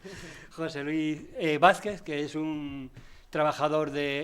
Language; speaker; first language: Spanish; native; Spanish